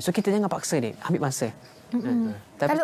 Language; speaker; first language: Malay; native; Malay